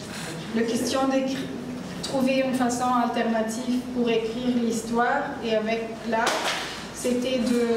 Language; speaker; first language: French; non-native, learner; Arabic